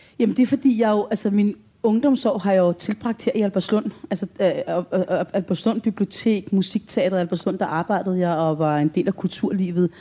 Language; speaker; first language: Danish; early bilingual, other home language; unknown